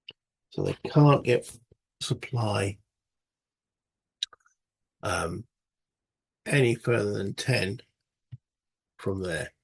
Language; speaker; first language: English; native; English